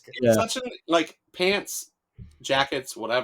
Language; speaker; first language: English; native; English